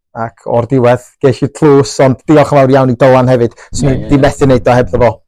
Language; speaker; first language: Welsh; non-native, local second language; English